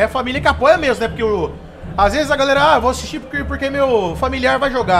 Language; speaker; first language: Portuguese; native; Portuguese